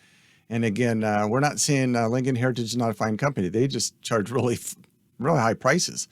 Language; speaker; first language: English; native; English